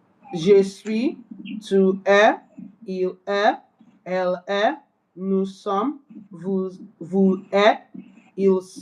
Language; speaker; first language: French; non-native, learner; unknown